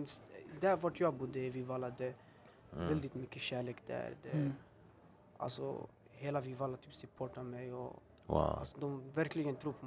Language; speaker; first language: Swedish; early bilingual, other home language; Albanian